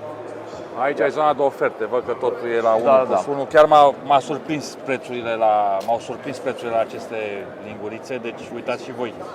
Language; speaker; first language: Romanian; native; Romanian